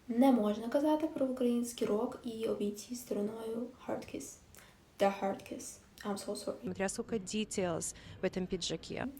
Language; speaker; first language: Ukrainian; non-native, local second language; Russian